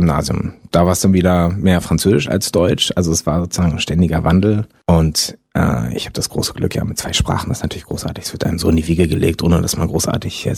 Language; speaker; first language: German; non-native, local second language; French